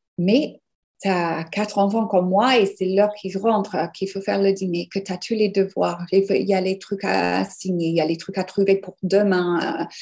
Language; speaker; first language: French; non-native, fluent; English